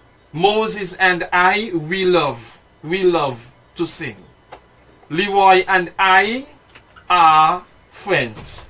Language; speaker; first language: English; non-native, fluent; French